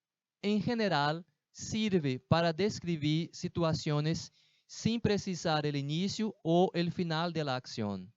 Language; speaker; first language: Spanish; non-native, fluent; Portuguese